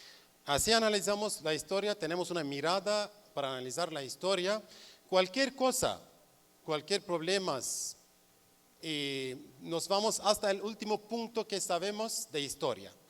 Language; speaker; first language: Spanish; non-native, learner; Kurdish